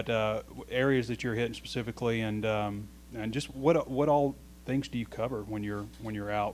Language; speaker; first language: English; native; English